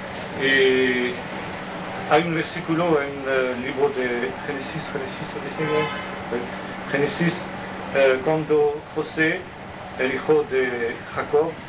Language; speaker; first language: Spanish; non-native, learner; French